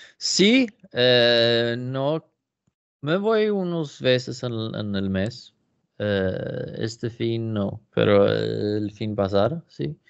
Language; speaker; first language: Spanish; non-native, learner; Swedish